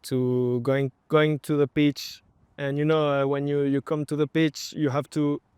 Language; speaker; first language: English; non-native, fluent; French